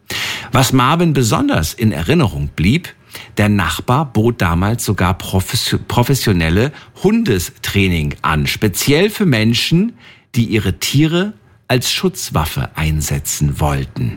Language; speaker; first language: German; native; German